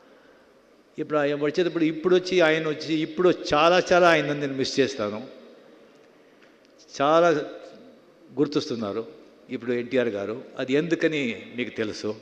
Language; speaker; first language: Telugu; non-native, fluent; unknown